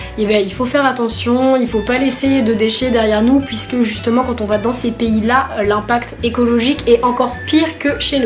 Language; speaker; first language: French; native; French